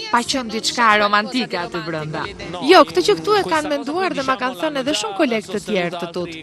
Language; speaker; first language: Albanian; native; Albanian